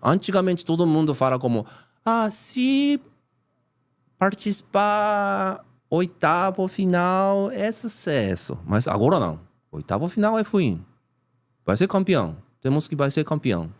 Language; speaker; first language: Portuguese; non-native, learner; Japanese